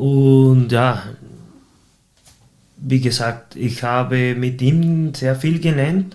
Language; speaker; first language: German; non-native, fluent; Spanish